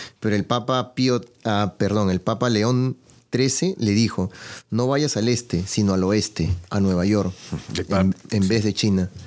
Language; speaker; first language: Spanish; native; Spanish